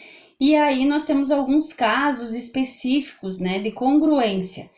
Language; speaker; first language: Portuguese; native; Portuguese